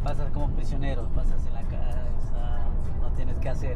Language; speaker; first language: Spanish; non-native, local second language; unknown